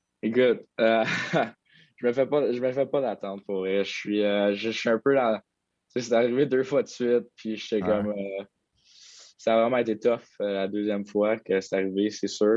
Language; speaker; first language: French; native; French